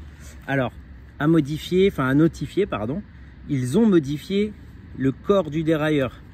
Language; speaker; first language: French; native; French